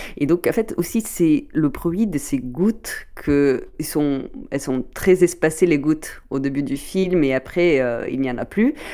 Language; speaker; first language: French; non-native, fluent; Italian